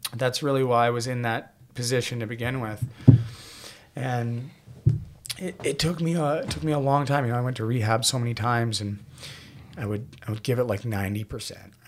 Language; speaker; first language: English; native; English